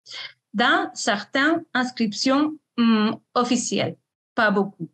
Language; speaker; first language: French; non-native, fluent; Spanish